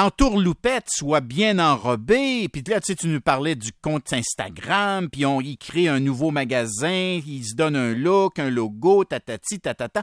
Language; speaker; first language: French; native; French